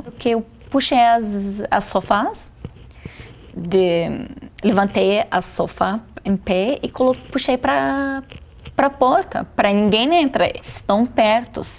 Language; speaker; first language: Portuguese; non-native, fluent; Arabic